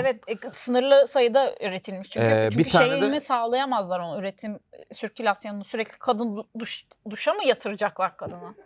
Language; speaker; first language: Turkish; native; Turkish